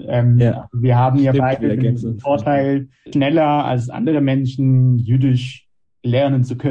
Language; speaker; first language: German; non-native, fluent; Hebrew